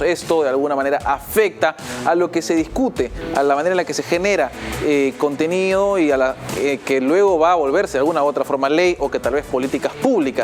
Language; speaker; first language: Spanish; native; Spanish